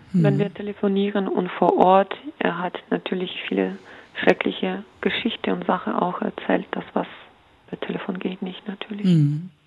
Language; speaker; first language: German; non-native, fluent; Ukrainian